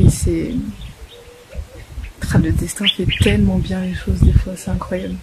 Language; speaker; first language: French; native; French